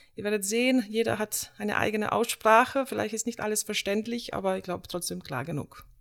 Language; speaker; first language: German; non-native, fluent; Slovenian